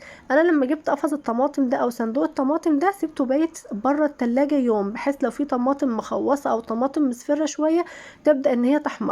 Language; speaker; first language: Arabic; native; Arabic